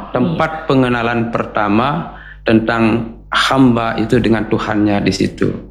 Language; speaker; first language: Indonesian; non-native, local second language; Sasak